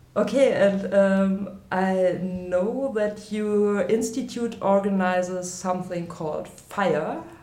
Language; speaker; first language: English; non-native, fluent; German